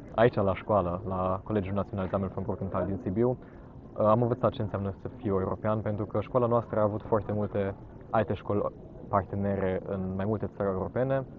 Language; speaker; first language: Romanian; non-native, fluent; German